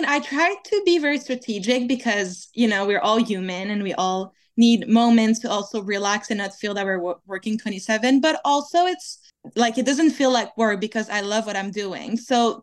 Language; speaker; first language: English; non-native, fluent; French